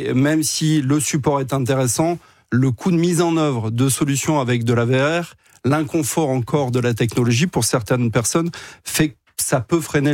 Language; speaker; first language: French; native; French